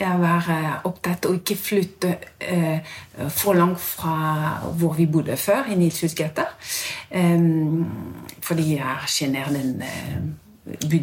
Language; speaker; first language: Norwegian; non-native, fluent; French